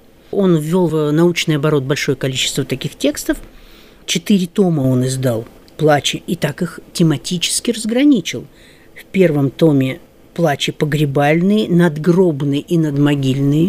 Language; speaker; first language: Russian; native; Russian